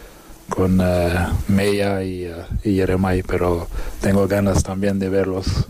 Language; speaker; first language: Spanish; non-native, fluent; French